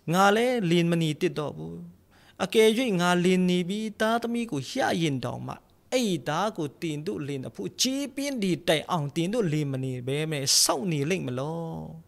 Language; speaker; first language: Burmese; non-native, local second language; Tedim Chin